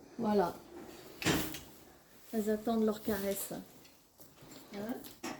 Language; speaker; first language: French; native; French